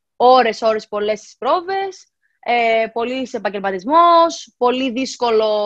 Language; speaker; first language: Greek; native; Greek